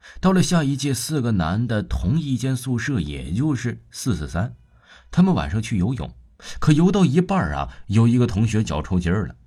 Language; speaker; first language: Chinese; non-native, local second language; Cantonese